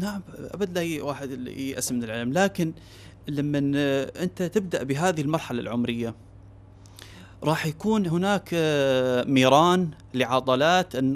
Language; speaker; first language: Arabic; native; Arabic